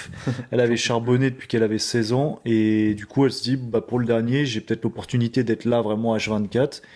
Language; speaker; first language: French; native; French